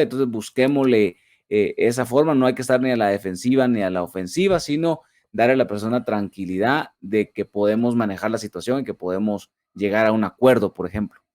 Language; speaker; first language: Spanish; native; Spanish